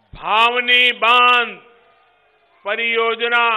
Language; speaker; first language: Hindi; non-native, local second language; Gujarati